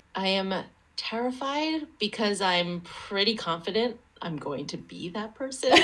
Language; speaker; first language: English; early bilingual, other home language; Chinese